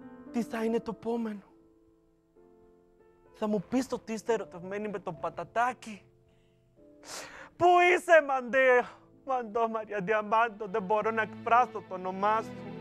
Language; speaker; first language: Greek; non-native, fluent; Spanish